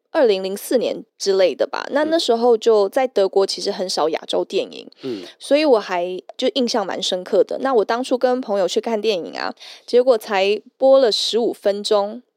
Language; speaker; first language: Chinese; early bilingual, heritage; German